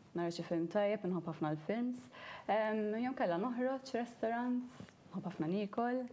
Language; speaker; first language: Maltese; native; Maltese